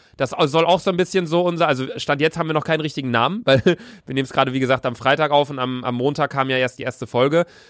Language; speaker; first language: German; native; German